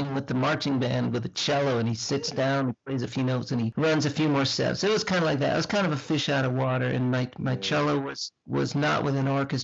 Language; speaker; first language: English; native; English